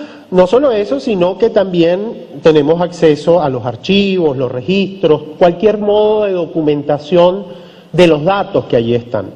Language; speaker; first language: Spanish; native; Spanish